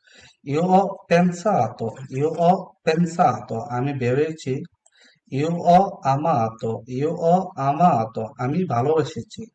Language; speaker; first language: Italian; non-native, learner; Bangla